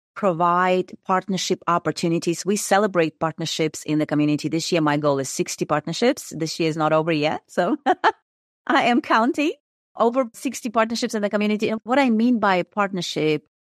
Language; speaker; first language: English; non-native, fluent; Russian